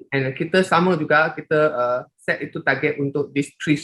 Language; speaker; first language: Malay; non-native, local second language; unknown